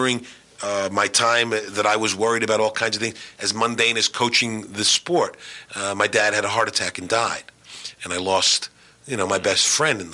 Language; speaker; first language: English; native; English